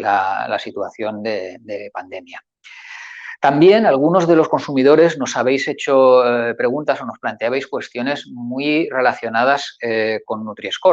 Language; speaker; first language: Spanish; native; Spanish